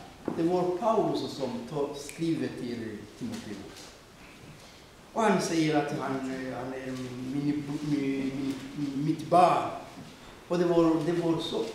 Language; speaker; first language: Swedish; non-native, fluent; Rundi